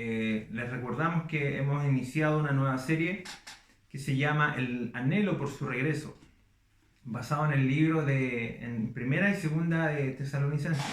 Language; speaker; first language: Spanish; native; Spanish